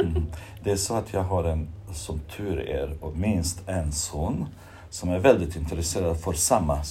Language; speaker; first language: Swedish; non-native, fluent; Bosnian